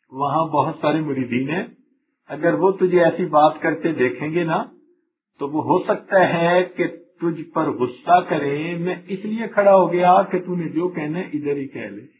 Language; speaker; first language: Urdu; non-native, local second language; Punjabi